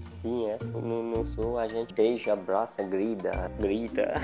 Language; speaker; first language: Portuguese; non-native, learner; Italian